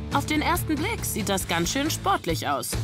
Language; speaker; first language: German; native; German